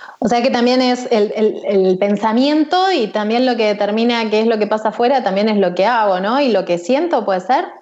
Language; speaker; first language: Spanish; native; Spanish